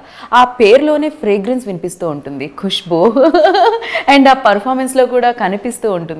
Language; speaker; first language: Telugu; native; Telugu